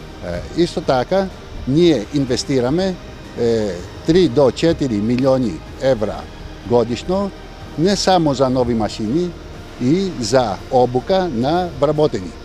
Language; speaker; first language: Macedonian; non-native, learner; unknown